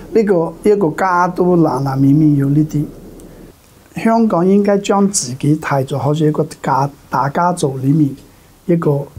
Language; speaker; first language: Cantonese; non-native, fluent; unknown